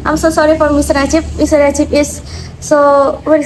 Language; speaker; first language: English; non-native, learner; Indonesian